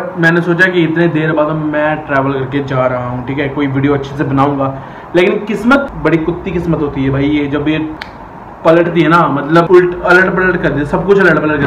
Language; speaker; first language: Hindi; native; Hindi